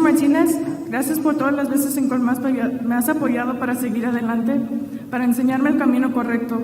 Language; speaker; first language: Spanish; early bilingual, heritage; Spanish